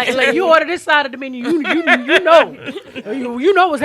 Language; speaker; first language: English; native; English